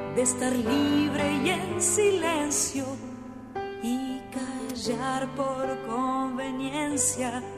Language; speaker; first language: Spanish; native; Spanish